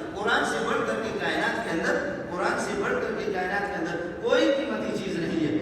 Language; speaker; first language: Urdu; non-native, local second language; Baluchi